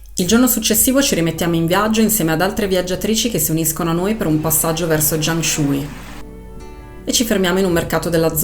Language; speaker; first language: Italian; native; Italian